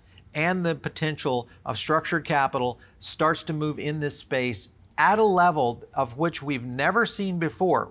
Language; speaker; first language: English; native; English